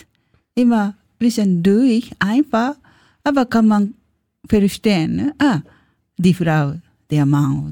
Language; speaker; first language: German; non-native, learner; Japanese